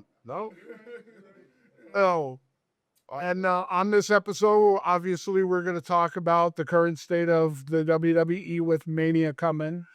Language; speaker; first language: English; native; English